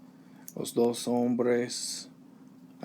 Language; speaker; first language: Spanish; non-native, learner; English